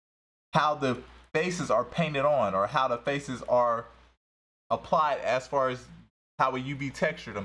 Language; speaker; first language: English; native; English